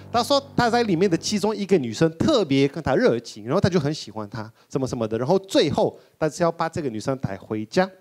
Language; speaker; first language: Chinese; non-native, fluent; Portuguese